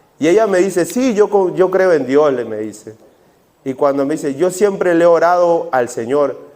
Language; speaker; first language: Spanish; native; Spanish